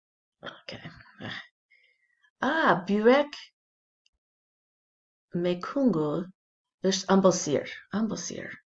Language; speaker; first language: Albanian; non-native, learner; English